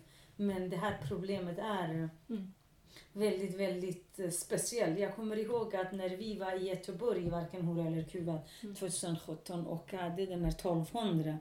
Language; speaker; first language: Swedish; non-native, local second language; Kurdish